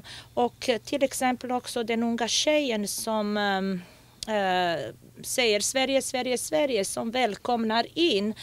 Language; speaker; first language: Swedish; non-native, fluent; Bosnian